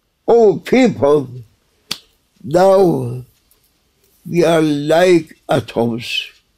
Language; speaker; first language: English; non-native, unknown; Turkish